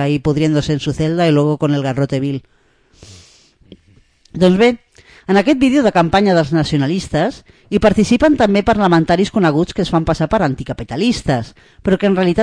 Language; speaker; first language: Spanish; native; Spanish